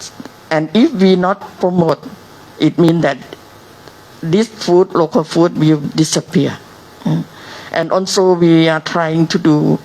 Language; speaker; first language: English; non-native, learner; Thai